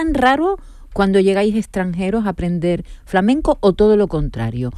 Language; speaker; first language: Spanish; native; Spanish